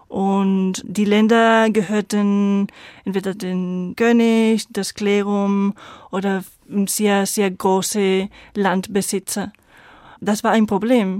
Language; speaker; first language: German; non-native, fluent; Spanish